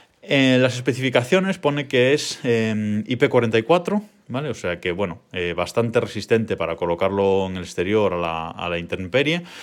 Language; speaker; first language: Spanish; native; Spanish